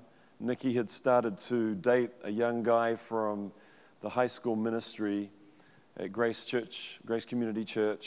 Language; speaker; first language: English; native; English